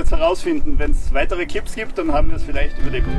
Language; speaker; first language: German; native; German